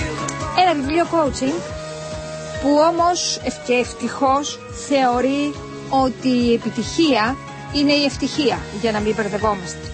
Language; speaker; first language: Greek; native; Greek